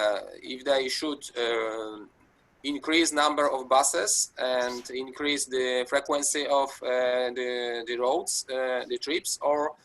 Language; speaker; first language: English; non-native, fluent; Polish